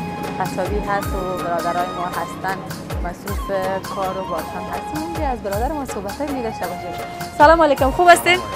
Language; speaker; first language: Persian; native; Persian